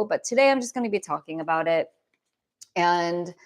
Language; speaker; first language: English; native; English